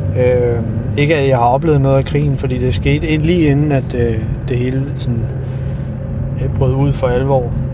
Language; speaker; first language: Danish; early bilingual, other home language; Albanian